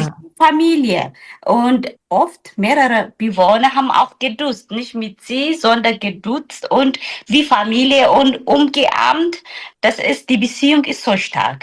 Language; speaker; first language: German; non-native, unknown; Tigrinya